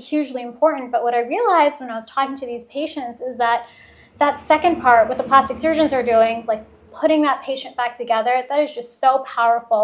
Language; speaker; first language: English; early bilingual, other home language; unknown